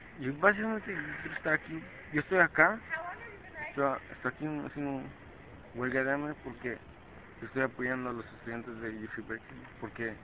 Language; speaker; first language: Spanish; early bilingual, heritage; Spanish